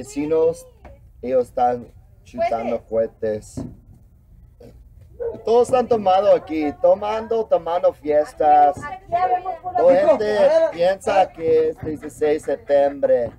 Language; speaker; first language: Spanish; early bilingual, heritage; English